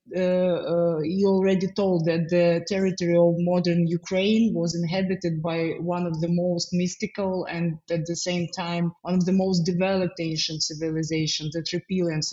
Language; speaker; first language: English; non-native, fluent; Ukrainian